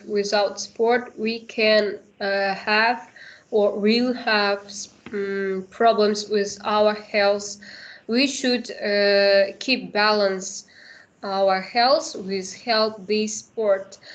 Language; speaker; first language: English; non-native, learner; Kazakh